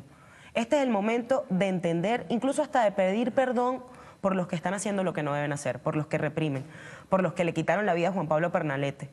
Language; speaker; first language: Spanish; native; Spanish